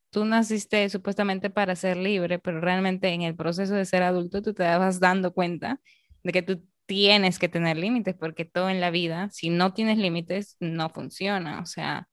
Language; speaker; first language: Spanish; native; Spanish